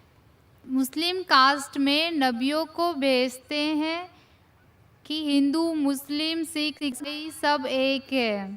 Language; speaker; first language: Hindi; non-native, local second language; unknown